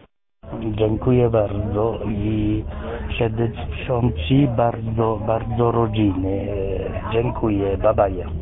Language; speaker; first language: Polish; non-native, learner; French